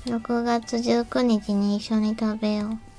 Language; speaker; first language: Japanese; native; Japanese